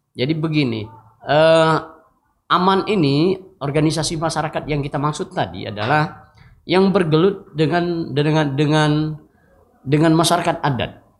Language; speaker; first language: Indonesian; non-native, local second language; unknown